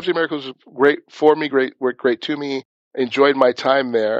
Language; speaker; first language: English; native; English